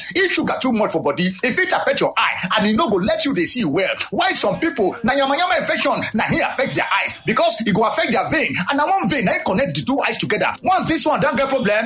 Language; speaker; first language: Nigerian Pidgin; native; Nigerian Pidgin